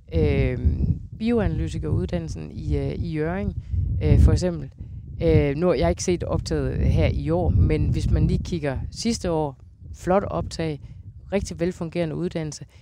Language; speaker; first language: Danish; native; Danish